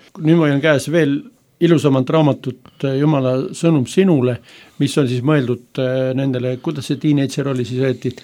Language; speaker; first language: Estonian; native; Estonian